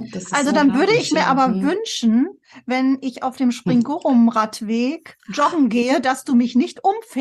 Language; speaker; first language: German; native; German